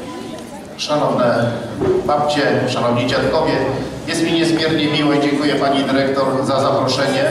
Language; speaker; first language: Polish; native; Polish